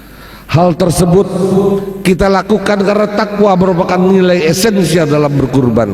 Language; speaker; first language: Indonesian; native; Indonesian